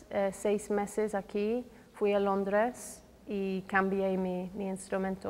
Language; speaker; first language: Spanish; non-native, fluent; English